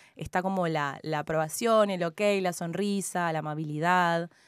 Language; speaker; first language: Spanish; native; Spanish